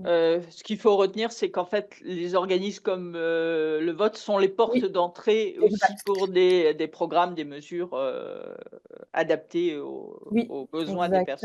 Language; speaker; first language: French; native; French